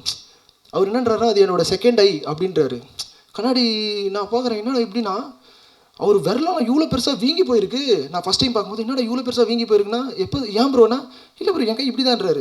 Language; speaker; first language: Tamil; native; Tamil